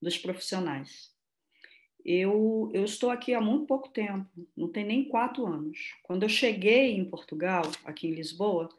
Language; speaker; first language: Portuguese; native; Portuguese